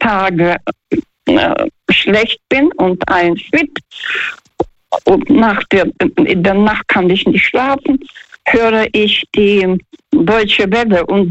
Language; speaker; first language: German; non-native, fluent; Russian